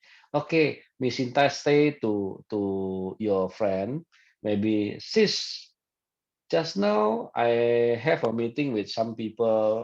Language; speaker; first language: English; non-native, fluent; Indonesian